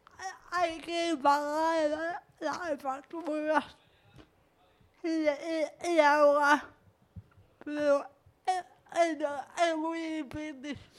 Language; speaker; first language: Spanish; non-native, learner; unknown